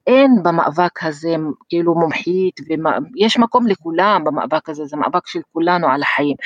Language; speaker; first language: Hebrew; non-native, local second language; Arabic